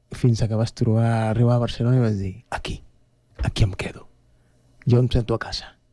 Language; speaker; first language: Catalan; non-native, fluent; Spanish